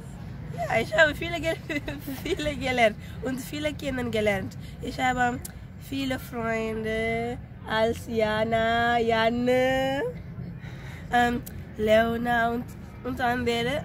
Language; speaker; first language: German; non-native, learner; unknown